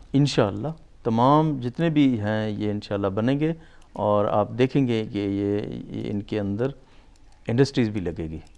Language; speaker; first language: Urdu; non-native, local second language; Baluchi